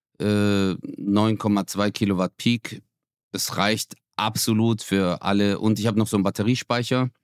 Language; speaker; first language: German; early bilingual, other home language; Turkish